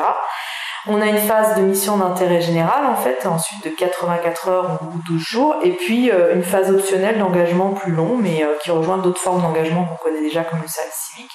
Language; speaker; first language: French; native; French